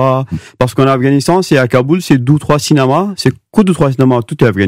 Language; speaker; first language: French; non-native, learner; Pashto